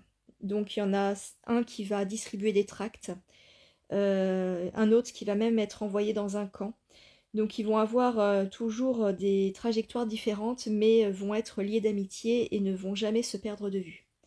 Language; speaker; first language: French; native; French